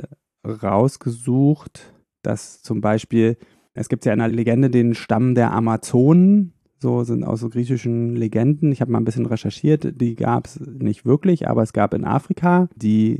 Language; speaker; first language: German; native; German